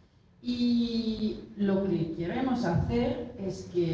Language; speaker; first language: Spanish; non-native, fluent; Italian